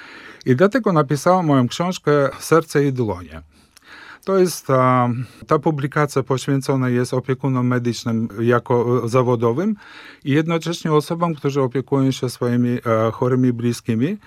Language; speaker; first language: Polish; early bilingual, heritage; Polish